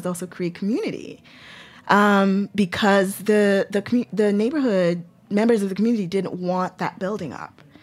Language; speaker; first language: English; non-native, local second language; Yoruba